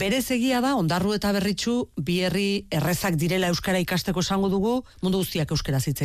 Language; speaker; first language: Basque; native; Basque